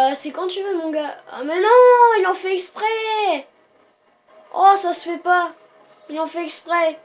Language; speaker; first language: French; native; French